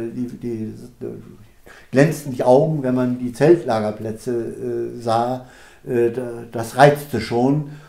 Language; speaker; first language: German; native; German